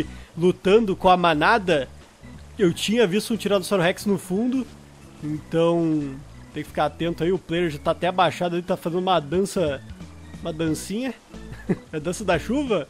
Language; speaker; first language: Portuguese; native; Portuguese